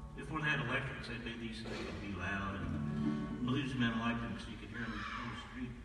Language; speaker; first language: English; native; English